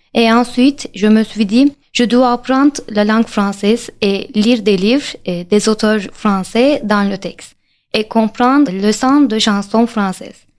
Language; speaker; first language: French; non-native, fluent; Turkish